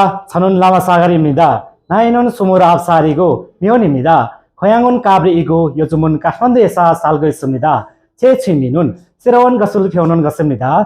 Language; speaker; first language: Korean; non-native, learner; Nepali